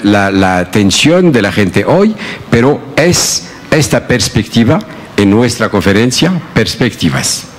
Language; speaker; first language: Spanish; non-native, fluent; Arabic